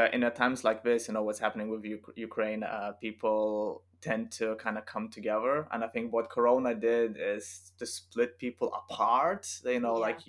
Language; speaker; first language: English; non-native, fluent; Lithuanian